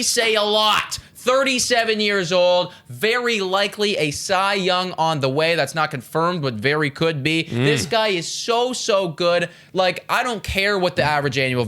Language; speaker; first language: English; native; English